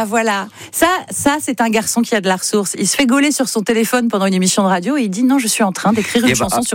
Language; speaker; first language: French; native; French